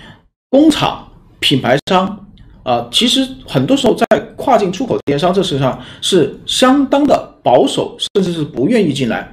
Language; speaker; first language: Chinese; native; Chinese